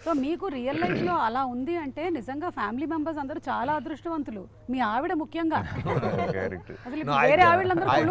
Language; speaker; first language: Telugu; native; Telugu